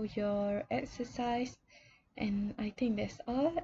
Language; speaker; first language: English; non-native, local second language; Malay